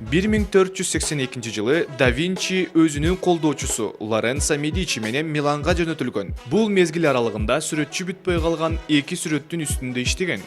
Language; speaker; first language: Kyrgyz; native; Kyrgyz